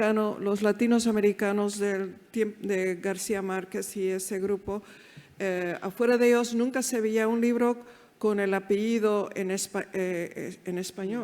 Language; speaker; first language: Spanish; early bilingual, heritage; Spanish